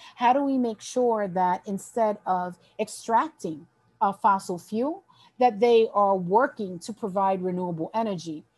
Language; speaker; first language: English; early bilingual, other home language; Spanish